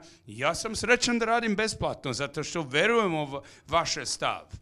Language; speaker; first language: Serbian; non-native, fluent; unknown